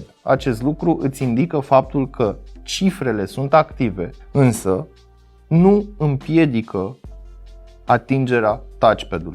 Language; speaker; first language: Romanian; native; Romanian